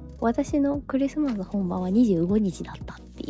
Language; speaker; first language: Japanese; native; Japanese